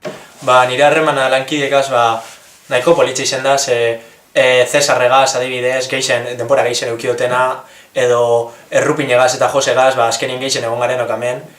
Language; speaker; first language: Basque; native; Basque